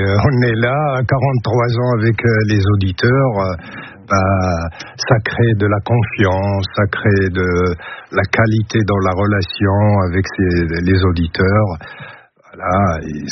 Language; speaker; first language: French; non-native, local second language; Arabic